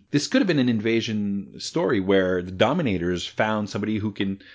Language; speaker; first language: English; native; English